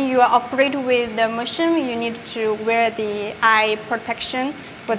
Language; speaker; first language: English; non-native, fluent; Chinese